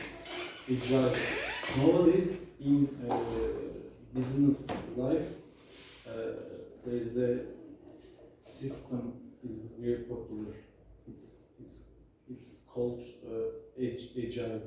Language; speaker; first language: English; non-native, learner; Turkish